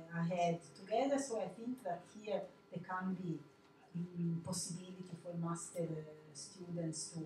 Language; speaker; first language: English; non-native, fluent; Italian